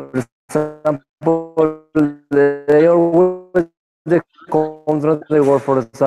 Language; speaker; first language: English; non-native, learner; Spanish